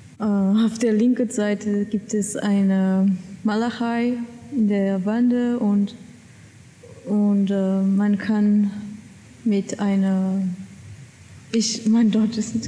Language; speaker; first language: German; non-native, learner; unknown